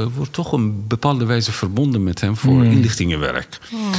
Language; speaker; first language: Dutch; non-native, fluent; Persian